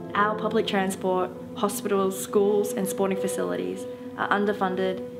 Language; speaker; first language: English; native; English